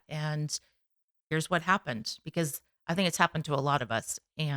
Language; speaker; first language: English; native; English